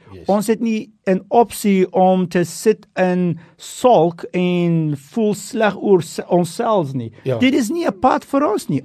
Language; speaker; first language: Afrikaans; non-native, fluent; Turkish